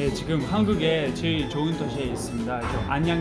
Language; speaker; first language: Korean; non-native, learner; Russian